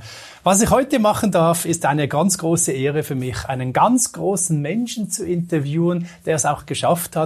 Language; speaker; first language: German; native; German